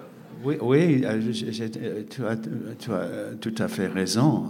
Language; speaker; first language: French; non-native, fluent; English